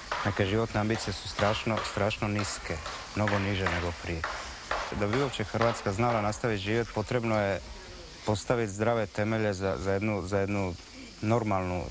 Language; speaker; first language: Croatian; native; Croatian